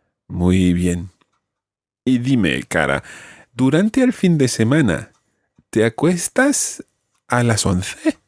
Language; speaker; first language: Spanish; non-native, fluent; English